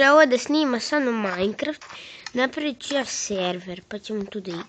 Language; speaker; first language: Bosnian; native; Bosnian